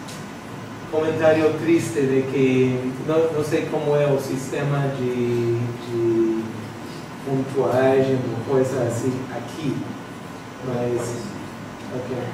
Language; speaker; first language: Portuguese; non-native, fluent; English